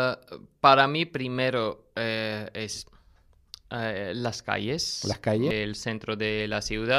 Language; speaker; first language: Spanish; non-native, learner; Armenian